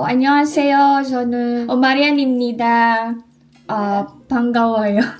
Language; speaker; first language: Korean; non-native, learner; Filipino